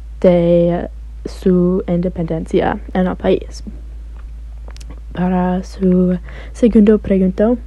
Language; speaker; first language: Spanish; non-native, learner; English